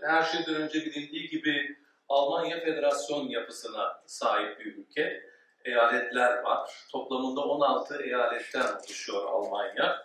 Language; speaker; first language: Turkish; early bilingual, heritage; Turkish